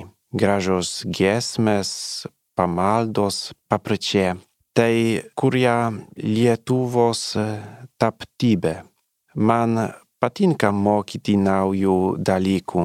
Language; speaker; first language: Lithuanian; non-native, learner; Polish